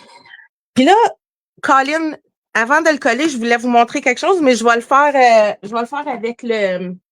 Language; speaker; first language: French; native; French